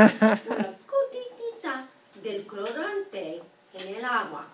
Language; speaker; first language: Spanish; non-native, fluent; English